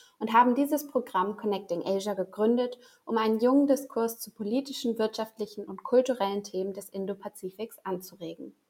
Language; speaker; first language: German; native; German